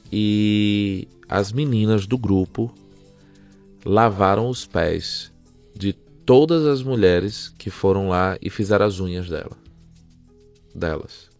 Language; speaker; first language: Portuguese; native; Portuguese